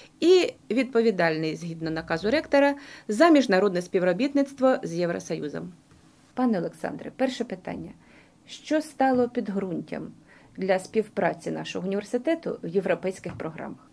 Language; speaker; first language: Ukrainian; native; Ukrainian